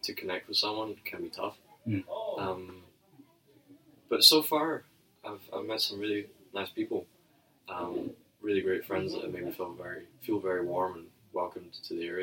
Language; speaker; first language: English; native; English